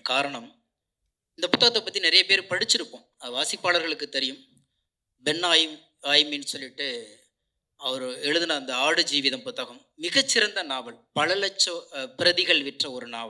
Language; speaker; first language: Tamil; native; Tamil